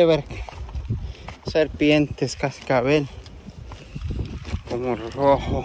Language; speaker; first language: Spanish; non-native, learner; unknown